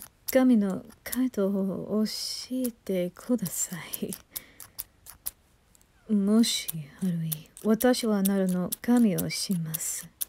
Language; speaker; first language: Japanese; non-native, learner; English